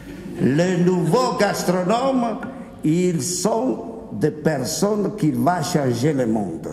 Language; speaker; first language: French; non-native, fluent; Italian